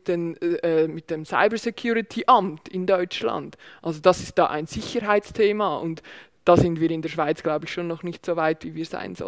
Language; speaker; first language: German; native; German